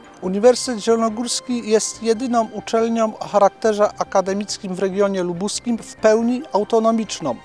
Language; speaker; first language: Polish; native; Polish